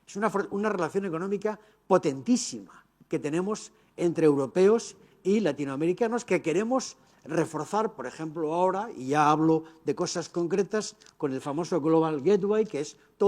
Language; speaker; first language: Spanish; native; Spanish